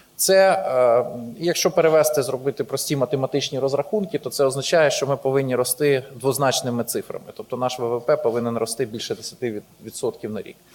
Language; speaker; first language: Ukrainian; native; Ukrainian